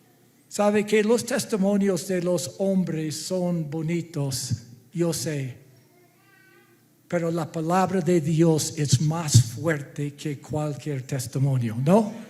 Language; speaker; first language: Spanish; non-native, fluent; English